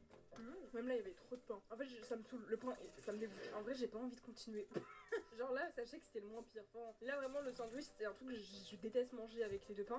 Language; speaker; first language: French; native; French